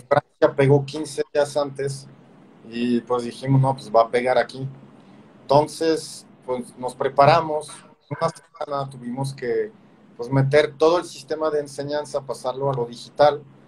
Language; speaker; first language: Spanish; non-native, fluent; French